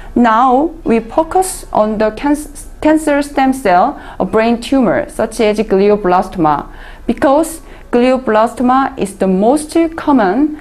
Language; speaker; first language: English; non-native, learner; Korean